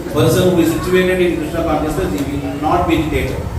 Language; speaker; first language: English; non-native, local second language; Tamil